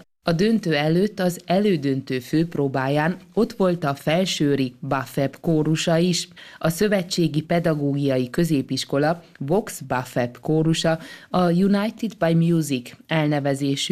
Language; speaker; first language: Hungarian; native; Hungarian